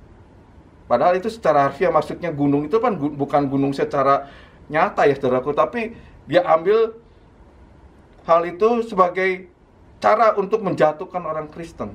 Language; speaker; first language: Indonesian; native; Indonesian